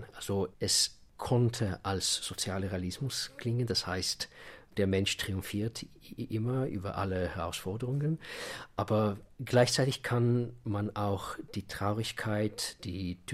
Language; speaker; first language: German; non-native, fluent; Russian